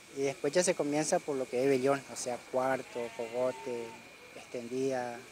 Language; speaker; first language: Spanish; native; Spanish